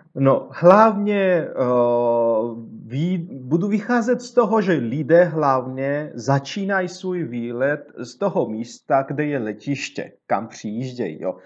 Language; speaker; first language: Czech; non-native, fluent; Georgian